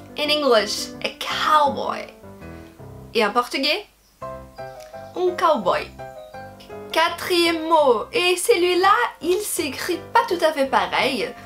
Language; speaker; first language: French; non-native, fluent; Portuguese